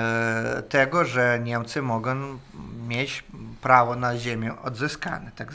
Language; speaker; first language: Polish; non-native, fluent; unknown